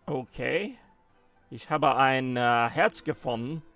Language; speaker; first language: German; non-native, learner; English